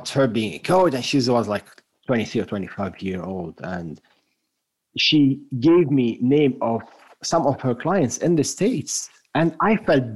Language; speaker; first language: English; non-native, fluent; French